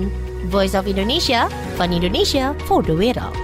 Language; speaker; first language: Dutch; non-native, fluent; Indonesian